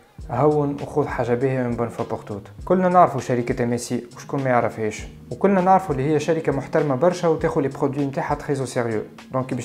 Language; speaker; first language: Arabic; native; Arabic